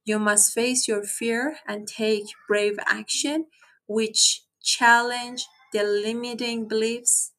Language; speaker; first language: English; non-native, fluent; Persian